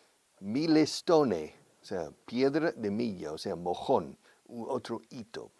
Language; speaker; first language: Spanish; non-native, fluent; English